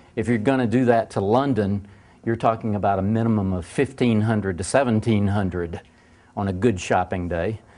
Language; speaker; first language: English; native; English